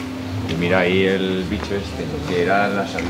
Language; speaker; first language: Spanish; native; Spanish